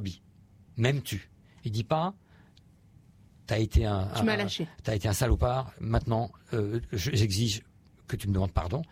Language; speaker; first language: French; native; French